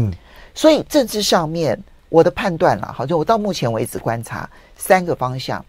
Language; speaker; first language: Chinese; native; Chinese